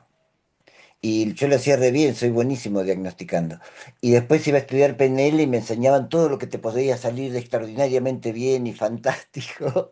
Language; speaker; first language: Spanish; native; Spanish